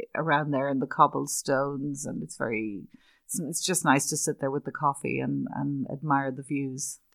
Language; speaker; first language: English; native; English